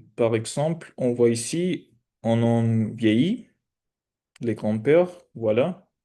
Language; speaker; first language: French; non-native, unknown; Spanish